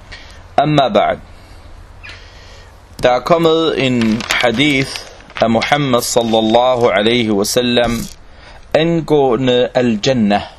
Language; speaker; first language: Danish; non-native, local second language; Arabic